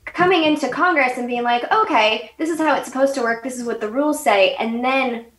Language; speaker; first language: English; native; English